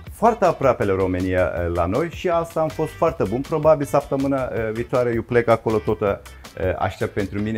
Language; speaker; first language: Romanian; non-native, learner; Turkish